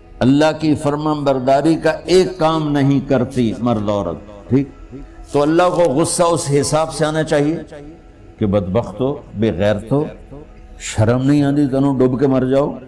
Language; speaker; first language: Urdu; non-native, local second language; Punjabi